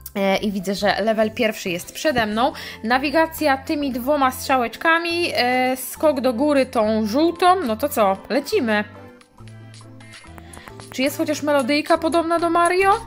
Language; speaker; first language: Polish; native; Polish